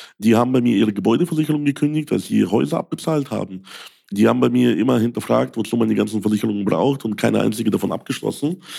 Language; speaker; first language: German; early bilingual, other home language; Russian